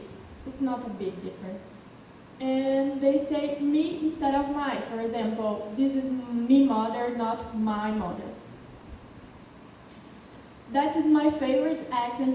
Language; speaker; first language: English; non-native, learner; Portuguese